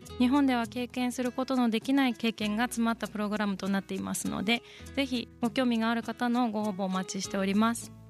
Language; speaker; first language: Japanese; native; Japanese